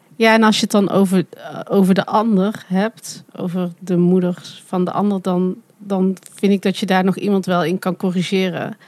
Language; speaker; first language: Dutch; native; Dutch